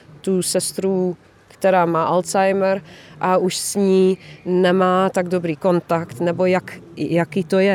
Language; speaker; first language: Czech; non-native, fluent; Dutch